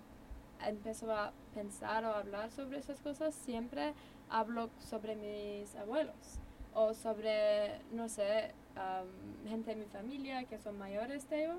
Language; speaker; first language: Spanish; non-native, learner; English